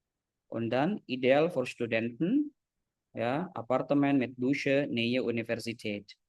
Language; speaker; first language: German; non-native, fluent; Indonesian